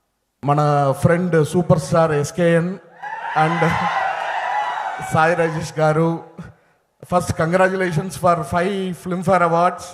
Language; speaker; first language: Telugu; non-native, learner; Tamil